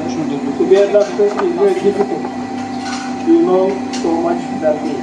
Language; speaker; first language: English; non-native, learner; Turkish